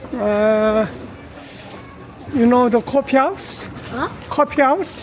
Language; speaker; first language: English; non-native, learner; Korean